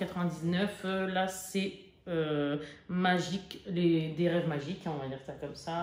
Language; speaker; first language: French; native; French